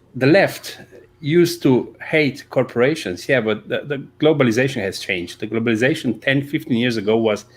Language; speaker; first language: English; non-native, fluent; Slovenian